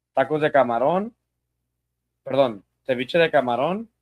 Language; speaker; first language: Spanish; early bilingual, heritage; Spanish